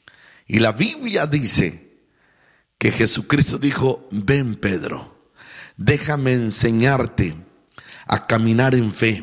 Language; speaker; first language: Spanish; native; Spanish